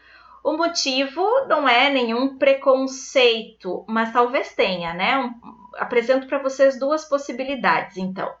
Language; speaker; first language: Portuguese; native; Portuguese